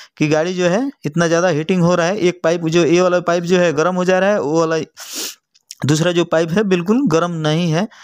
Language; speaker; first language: Hindi; native; Hindi